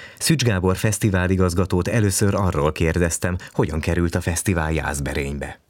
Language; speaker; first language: Hungarian; native; Hungarian